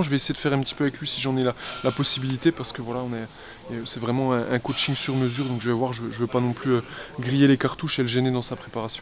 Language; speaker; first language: French; native; French